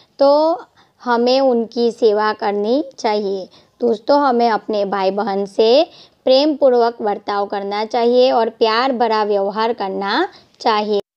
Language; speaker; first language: Hindi; non-native, local second language; Gujarati